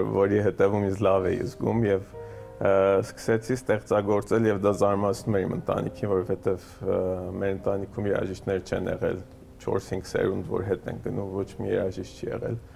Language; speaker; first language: Armenian; early bilingual, heritage; Armenian